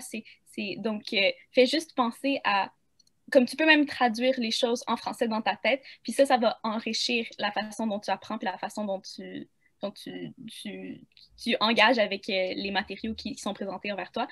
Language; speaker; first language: French; native; French